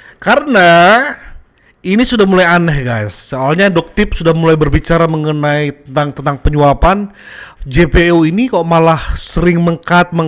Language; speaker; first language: Indonesian; native; Indonesian